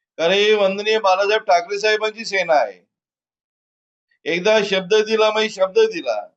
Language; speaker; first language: Marathi; native; Marathi